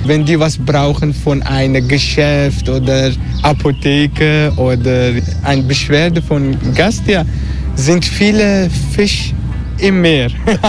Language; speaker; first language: German; non-native, learner; Dutch